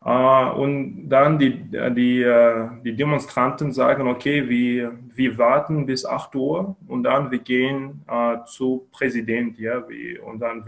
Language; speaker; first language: German; non-native, learner; Kyrgyz